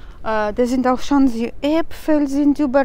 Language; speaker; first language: German; non-native, fluent; Russian